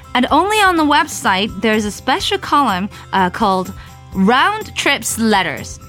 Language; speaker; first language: English; non-native, fluent; Japanese